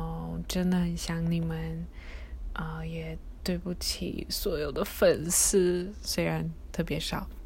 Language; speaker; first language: Chinese; early bilingual, heritage; Chinese